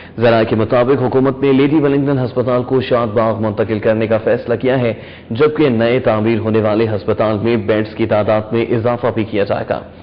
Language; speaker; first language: Urdu; non-native, local second language; Punjabi